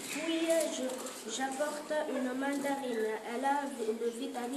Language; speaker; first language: French; non-native, learner; Arabic